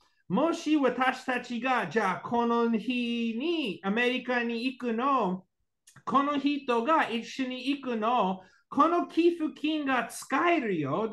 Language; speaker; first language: Japanese; non-native, learner; English